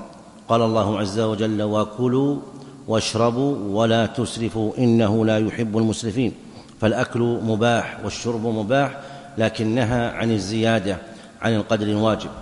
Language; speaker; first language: Arabic; native; Arabic